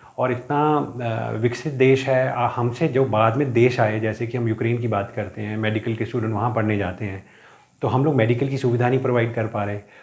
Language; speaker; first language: Hindi; non-native, local second language; Punjabi